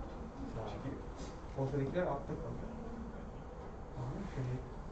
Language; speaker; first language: Turkish; native; Turkish